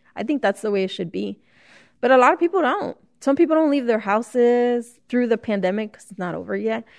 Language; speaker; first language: English; early bilingual, other home language; Spanish